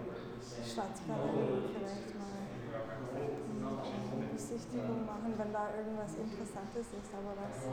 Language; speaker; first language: German; early bilingual, heritage; English